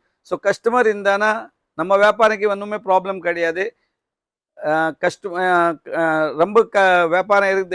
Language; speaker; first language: Tamil; non-native, fluent; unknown